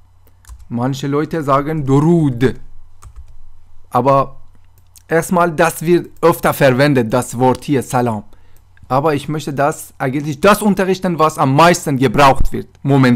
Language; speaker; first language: German; non-native, fluent; Persian